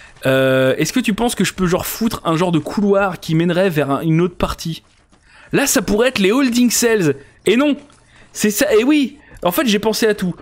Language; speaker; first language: French; native; French